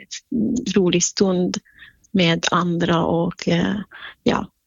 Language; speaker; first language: Swedish; non-native, fluent; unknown